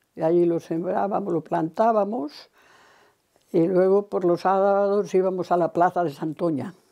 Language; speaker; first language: Spanish; native; Spanish